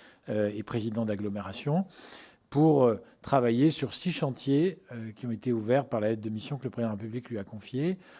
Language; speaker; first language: French; native; French